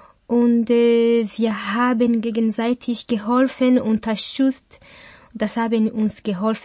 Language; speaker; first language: German; non-native, learner; Kinyarwanda